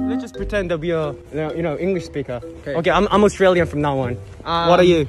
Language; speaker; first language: English; non-native, learner; Korean